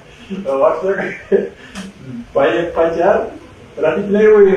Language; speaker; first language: Indonesian; non-native, fluent; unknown